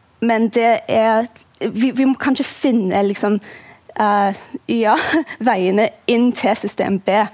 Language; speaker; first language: Norwegian; non-native, fluent; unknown